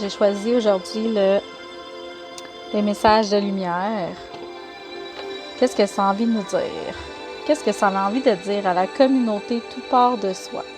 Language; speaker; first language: French; native; French